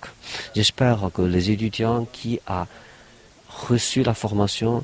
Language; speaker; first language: French; non-native, fluent; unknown